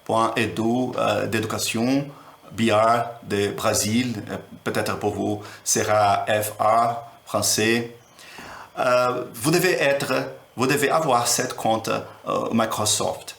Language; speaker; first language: French; non-native, learner; Portuguese